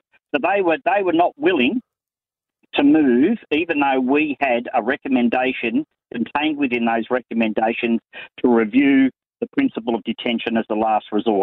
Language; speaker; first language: English; native; English